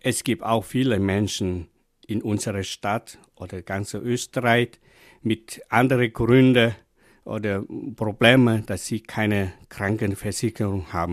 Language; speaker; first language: German; non-native, fluent; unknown